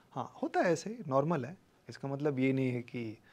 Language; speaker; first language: Hindi; non-native, local second language; Kodava